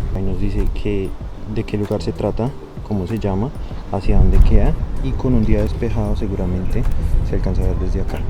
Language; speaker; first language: Spanish; native; Spanish